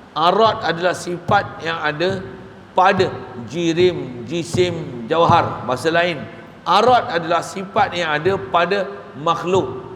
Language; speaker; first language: Malay; native; Malay